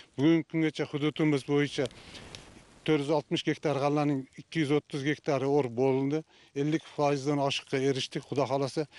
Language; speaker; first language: Uzbek; native; Uzbek